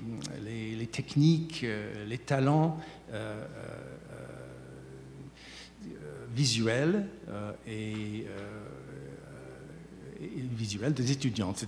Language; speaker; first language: French; native; French